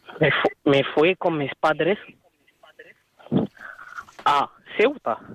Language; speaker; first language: Spanish; non-native, learner; Arabic